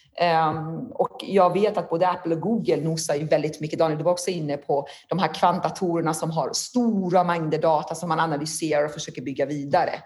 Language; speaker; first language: Swedish; non-native, fluent; Persian